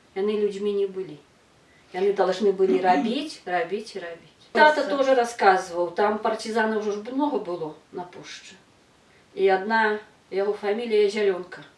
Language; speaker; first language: Belarusian; native; Belarusian